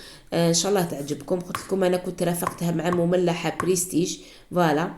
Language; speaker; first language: Arabic; native; Arabic